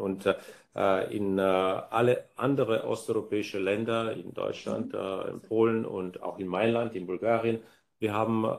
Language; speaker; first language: German; non-native, fluent; Bulgarian